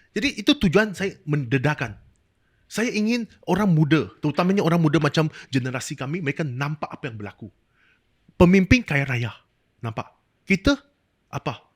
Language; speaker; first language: Malay; non-native, local second language; Chinese